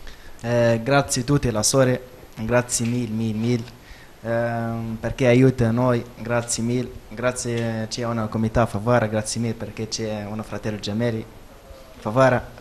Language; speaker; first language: Italian; non-native, learner; Arabic